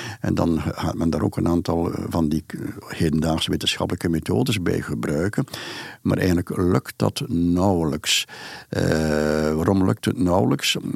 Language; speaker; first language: Dutch; native; Dutch